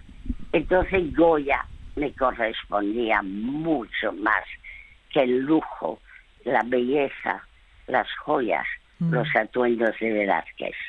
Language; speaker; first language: Spanish; early bilingual, other home language; French